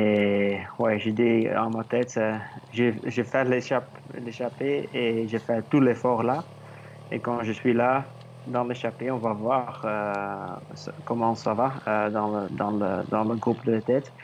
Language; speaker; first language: French; non-native, learner; Dutch